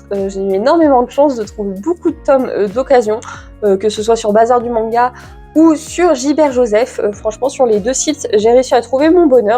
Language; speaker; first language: French; native; French